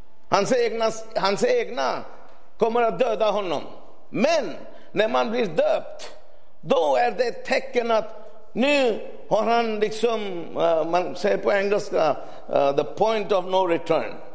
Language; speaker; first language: Swedish; non-native, fluent; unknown